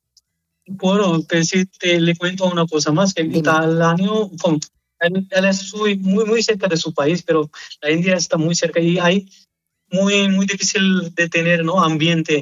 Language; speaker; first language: Spanish; non-native, learner; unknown